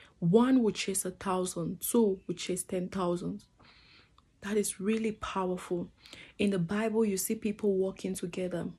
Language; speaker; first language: English; non-native, fluent; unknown